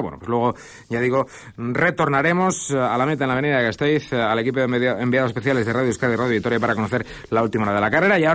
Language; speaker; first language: Spanish; native; Spanish